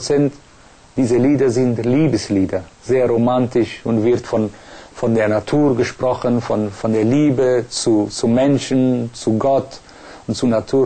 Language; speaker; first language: German; non-native, fluent; Persian